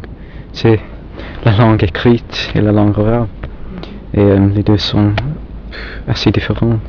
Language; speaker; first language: French; non-native, fluent; English